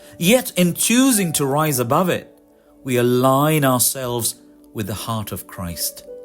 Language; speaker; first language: English; non-native, local second language; Malayalam